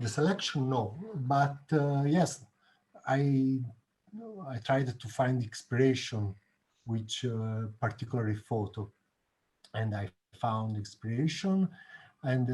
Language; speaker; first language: English; non-native, learner; Italian